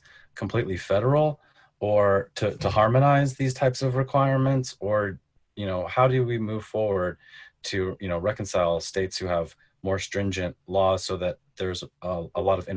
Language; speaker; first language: English; native; English